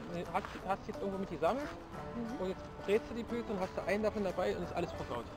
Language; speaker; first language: German; native; German